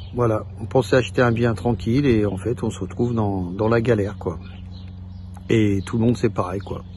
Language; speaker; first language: French; native; French